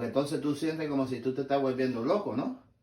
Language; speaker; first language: Spanish; early bilingual, heritage; English